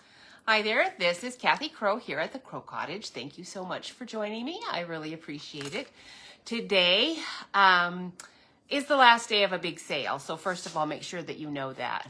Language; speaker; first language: English; native; English